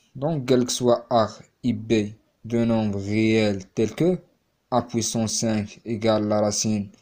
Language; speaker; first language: French; non-native, local second language; Arabic